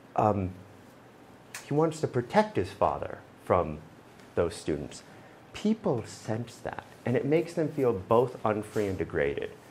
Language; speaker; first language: English; native; English